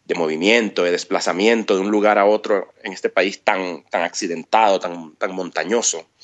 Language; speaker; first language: Spanish; native; Spanish